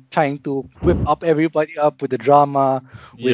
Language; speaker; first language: English; non-native, local second language; Filipino